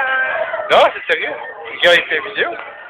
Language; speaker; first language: French; native; French